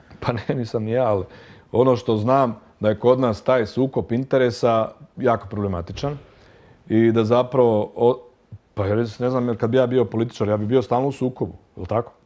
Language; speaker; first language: Croatian; native; Croatian